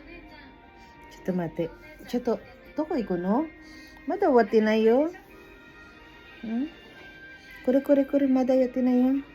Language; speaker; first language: Japanese; non-native, learner; Filipino